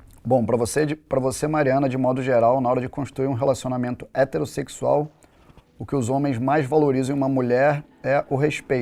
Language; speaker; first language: Portuguese; native; Portuguese